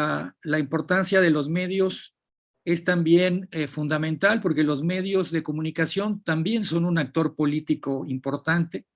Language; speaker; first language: Spanish; native; Spanish